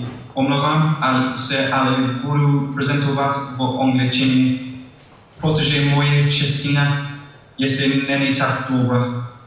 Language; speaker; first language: Czech; non-native, learner; English